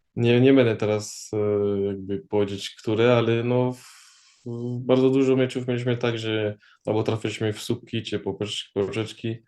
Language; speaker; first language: Polish; early bilingual, heritage; Polish